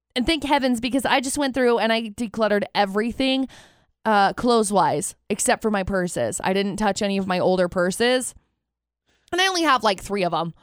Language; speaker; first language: English; native; English